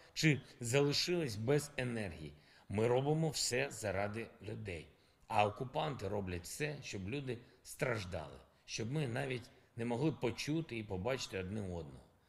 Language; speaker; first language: Ukrainian; non-native, local second language; Russian